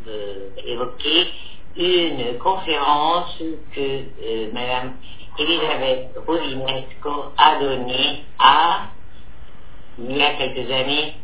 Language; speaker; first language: French; non-native, fluent; Spanish